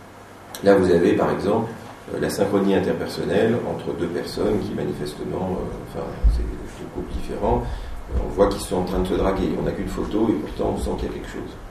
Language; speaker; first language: French; native; French